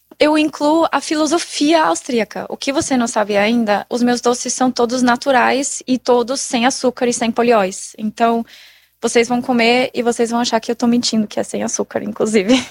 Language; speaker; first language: Portuguese; non-native, fluent; German